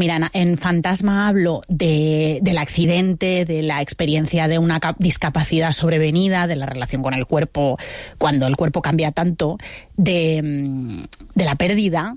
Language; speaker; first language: Spanish; native; Spanish